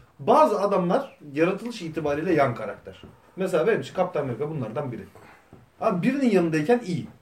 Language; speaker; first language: Turkish; native; Turkish